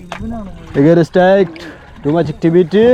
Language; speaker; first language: English; non-native, learner; Hindi